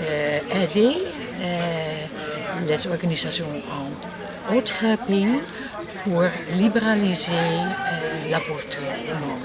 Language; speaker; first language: French; non-native, learner; Dutch